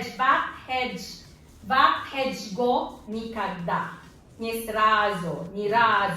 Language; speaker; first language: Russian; non-native, learner; Filipino